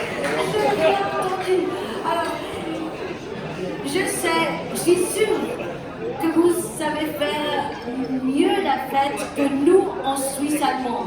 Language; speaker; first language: French; non-native, local second language; German